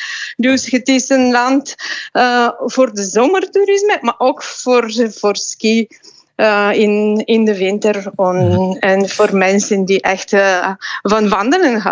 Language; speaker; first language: Dutch; non-native, fluent; Bulgarian